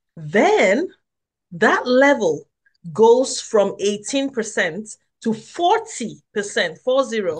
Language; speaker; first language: English; non-native, local second language; Yoruba